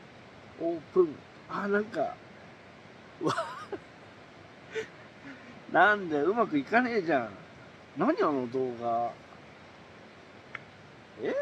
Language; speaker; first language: Japanese; native; Japanese